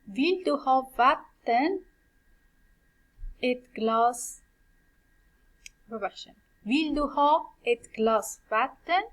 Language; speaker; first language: Swedish; non-native, fluent; Persian